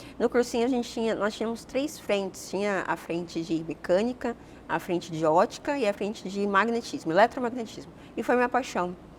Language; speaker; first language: Portuguese; native; Portuguese